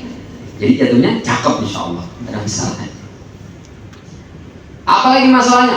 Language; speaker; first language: Indonesian; native; Indonesian